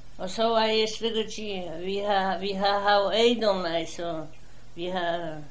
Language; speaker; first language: Danish; non-native, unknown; Polish